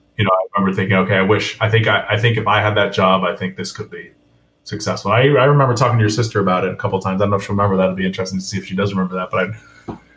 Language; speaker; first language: English; native; English